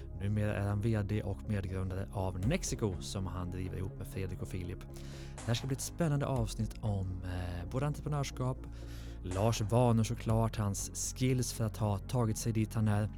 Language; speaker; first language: Swedish; native; Swedish